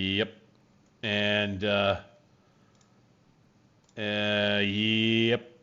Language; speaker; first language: English; native; English